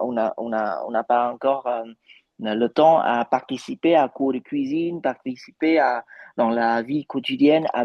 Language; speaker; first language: French; non-native, fluent; Vietnamese